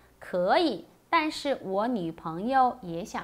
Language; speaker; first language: Chinese; non-native, fluent; Korean